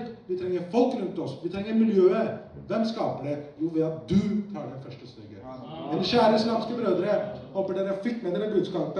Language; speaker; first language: Norwegian; early bilingual, other home language; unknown